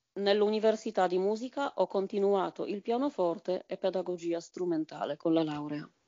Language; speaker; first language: Italian; non-native, fluent; Polish